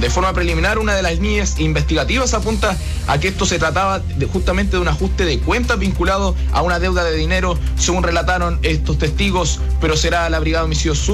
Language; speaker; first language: Spanish; native; Spanish